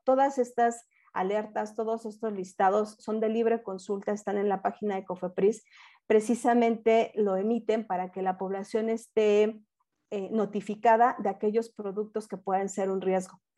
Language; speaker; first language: Spanish; native; Spanish